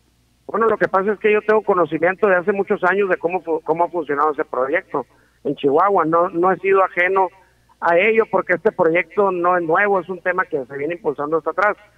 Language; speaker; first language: Spanish; native; Spanish